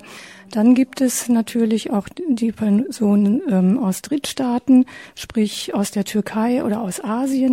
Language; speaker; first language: German; native; German